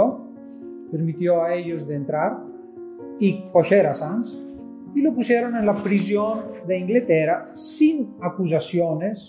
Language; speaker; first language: Spanish; non-native, fluent; Greek